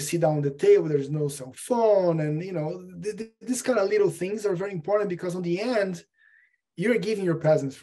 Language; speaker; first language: English; non-native, fluent; Portuguese